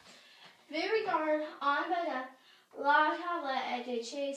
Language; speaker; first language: French; non-native, learner; English